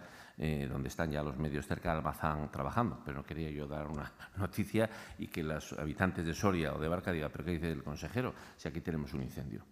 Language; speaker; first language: Spanish; native; Spanish